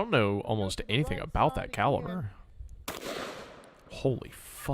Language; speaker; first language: English; native; English